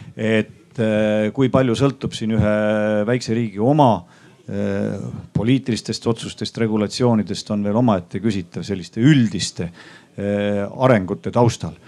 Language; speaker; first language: Estonian; native; Estonian